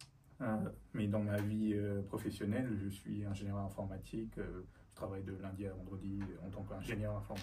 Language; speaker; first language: French; early bilingual, other home language; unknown